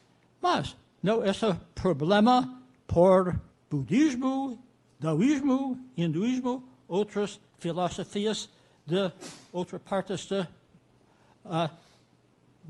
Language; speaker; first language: Portuguese; non-native, learner; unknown